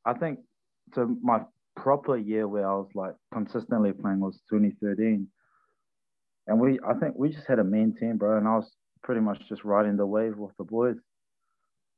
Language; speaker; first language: English; native; English